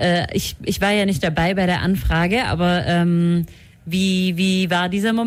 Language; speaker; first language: German; native; German